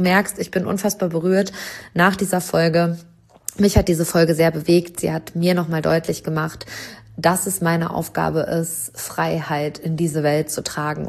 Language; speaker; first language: German; native; German